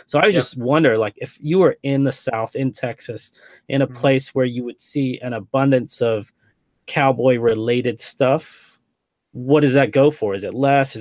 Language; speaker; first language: English; native; English